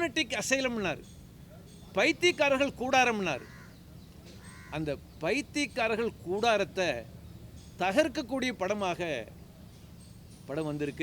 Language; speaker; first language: Tamil; native; Tamil